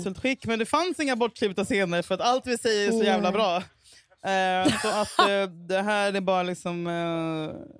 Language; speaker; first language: Swedish; native; Swedish